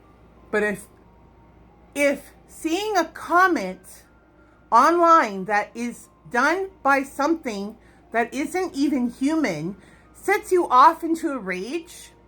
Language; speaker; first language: English; native; English